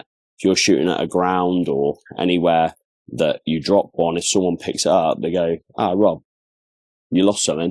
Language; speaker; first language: English; native; English